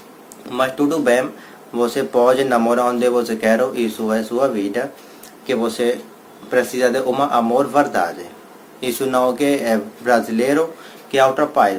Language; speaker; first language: Portuguese; non-native, learner; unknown